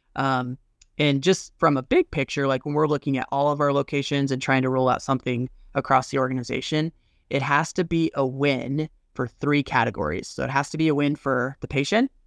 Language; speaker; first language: English; native; English